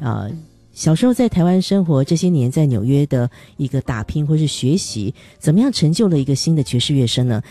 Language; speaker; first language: Chinese; native; Chinese